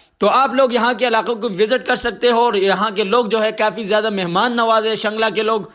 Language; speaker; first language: Urdu; non-native, local second language; Pashto